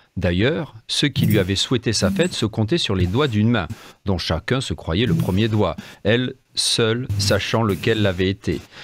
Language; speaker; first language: French; native; French